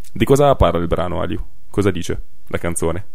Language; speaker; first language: Italian; native; Italian